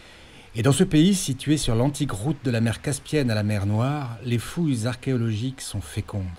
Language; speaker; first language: French; native; French